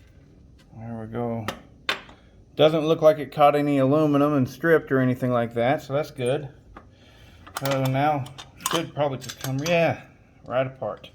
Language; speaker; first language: English; native; English